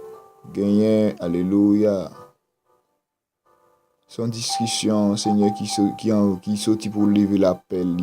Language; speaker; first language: French; non-native, local second language; Haitian Creole